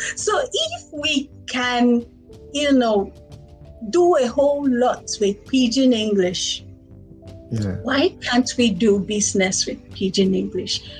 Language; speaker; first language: English; non-native, local second language; Igbo